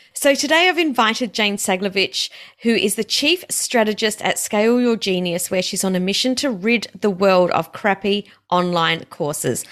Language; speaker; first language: English; native; English